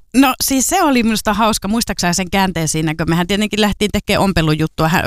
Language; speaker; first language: Finnish; native; Finnish